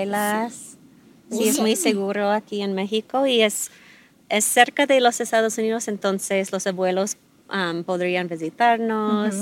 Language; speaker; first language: Spanish; non-native, fluent; English